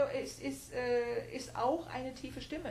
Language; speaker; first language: German; native; German